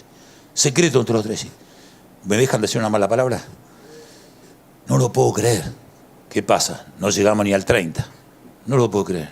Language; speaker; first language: Spanish; native; Spanish